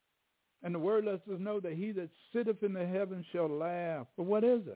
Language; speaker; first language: English; native; English